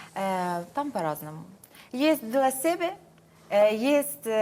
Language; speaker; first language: Russian; non-native, fluent; Persian